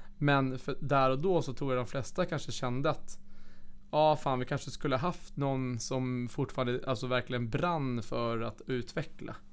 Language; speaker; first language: Swedish; native; Swedish